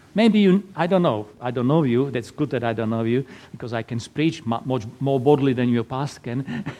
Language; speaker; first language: English; non-native, fluent; Slovak